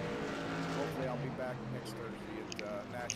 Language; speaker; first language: English; native; English